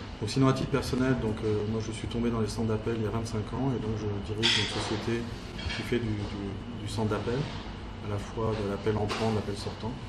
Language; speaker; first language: French; early bilingual, heritage; French